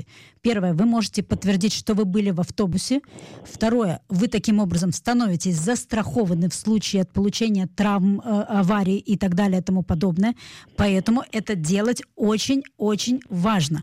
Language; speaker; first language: Russian; native; Russian